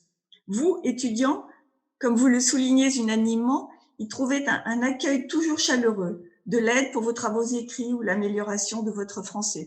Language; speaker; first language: French; native; French